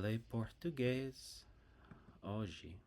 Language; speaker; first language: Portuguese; non-native, fluent; English